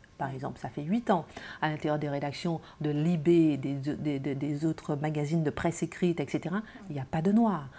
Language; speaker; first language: French; non-native, local second language; Guadeloupean Creole French